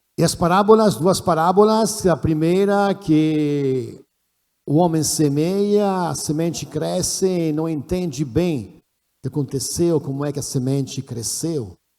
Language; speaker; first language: Portuguese; non-native, fluent; Italian